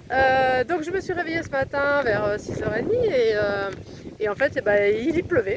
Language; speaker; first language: French; native; French